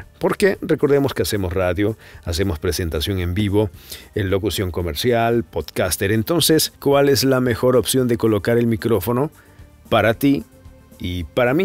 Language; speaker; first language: Spanish; native; Spanish